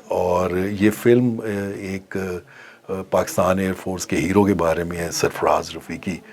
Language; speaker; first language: Urdu; non-native, local second language; Punjabi